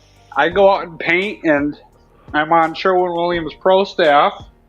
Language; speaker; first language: English; native; English